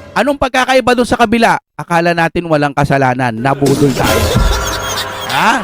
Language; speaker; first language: Filipino; non-native, local second language; Iloko